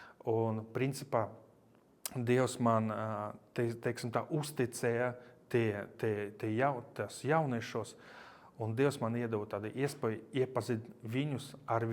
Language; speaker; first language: Latvian; non-native, local second language; Russian